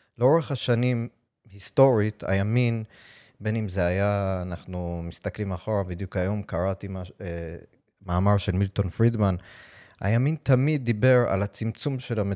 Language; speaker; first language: Hebrew; non-native, fluent; English